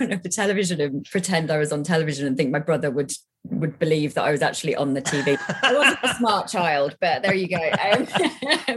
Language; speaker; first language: English; native; English